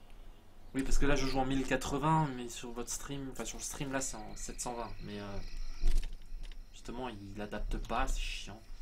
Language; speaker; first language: French; native; French